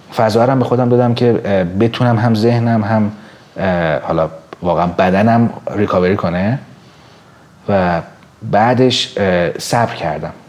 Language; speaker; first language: Persian; native; Persian